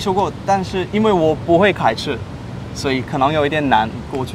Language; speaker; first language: Chinese; non-native, fluent; English